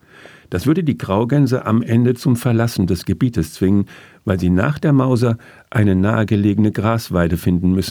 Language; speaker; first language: German; native; German